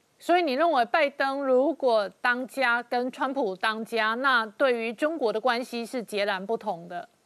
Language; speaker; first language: Chinese; native; Chinese